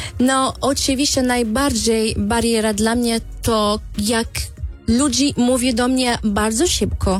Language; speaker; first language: Polish; non-native, learner; Arabic